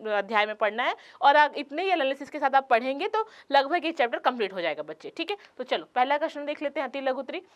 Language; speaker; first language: Hindi; native; Hindi